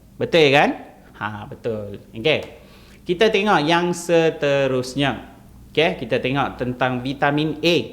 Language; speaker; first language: Malay; non-native, local second language; Tamil